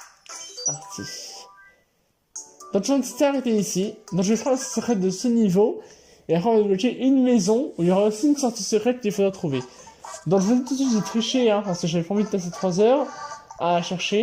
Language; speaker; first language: French; native; French